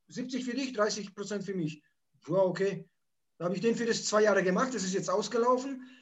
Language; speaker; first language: German; early bilingual, other home language; Polish